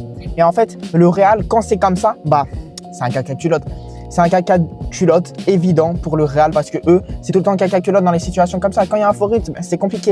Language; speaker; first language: French; native; French